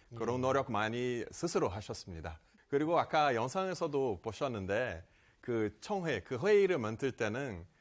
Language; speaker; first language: Korean; non-native, fluent; Portuguese